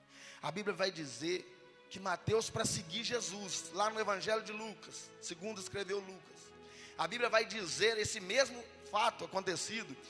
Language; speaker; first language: Portuguese; native; Portuguese